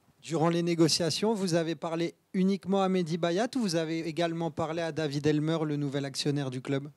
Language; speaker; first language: French; native; French